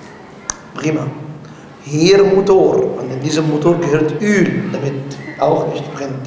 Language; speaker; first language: German; non-native, learner; Arabic